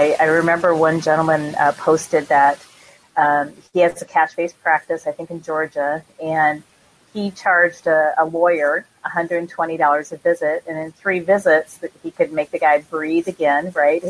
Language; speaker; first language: English; native; English